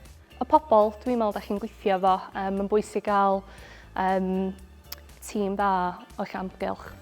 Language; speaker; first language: Welsh; native; Welsh